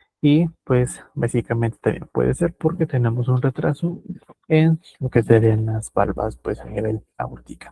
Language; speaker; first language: Spanish; native; Spanish